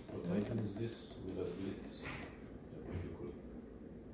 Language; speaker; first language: Russian; native; Russian